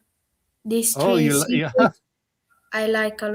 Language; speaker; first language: English; non-native, learner; German